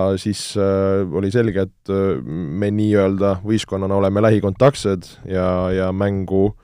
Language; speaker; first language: Estonian; native; Estonian